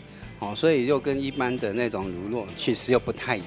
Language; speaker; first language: Chinese; native; Chinese